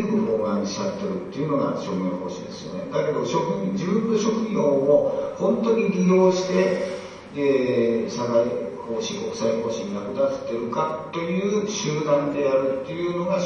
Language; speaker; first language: Japanese; native; Japanese